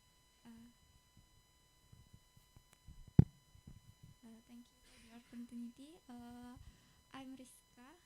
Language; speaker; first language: English; non-native, fluent; Indonesian